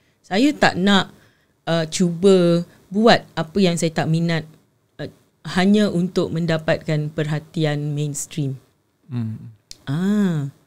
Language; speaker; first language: Malay; native; Malay